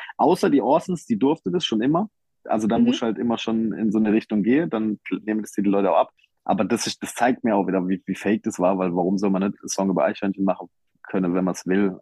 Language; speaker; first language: German; native; German